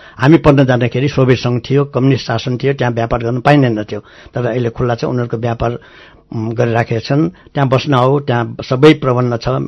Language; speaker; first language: Nepali; non-native, local second language; Newari